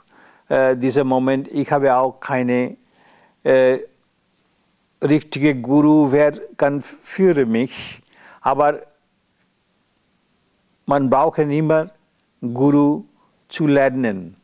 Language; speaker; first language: German; non-native, learner; Bangla